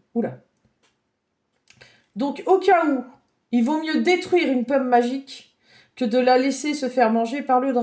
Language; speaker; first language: French; native; French